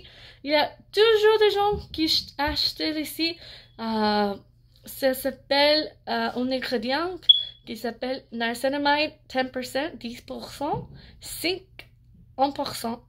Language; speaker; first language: French; non-native, learner; English